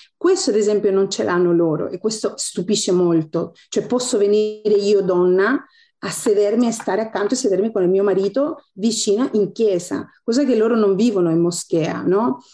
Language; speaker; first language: Italian; non-native, fluent; Spanish